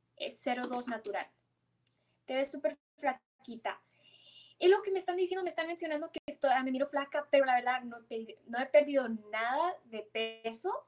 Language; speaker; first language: Spanish; early bilingual, heritage; Spanish